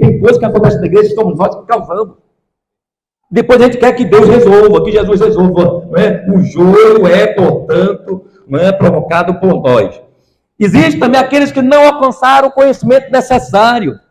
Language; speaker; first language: Portuguese; native; Portuguese